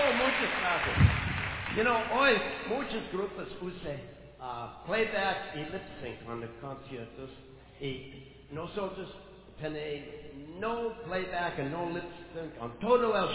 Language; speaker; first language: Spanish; non-native, learner; English